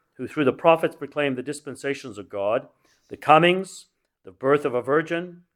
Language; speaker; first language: English; native; English